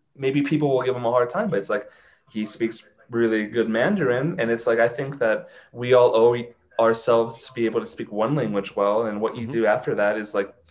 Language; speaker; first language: English; native; English